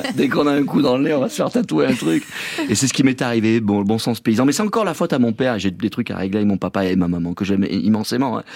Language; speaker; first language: French; native; French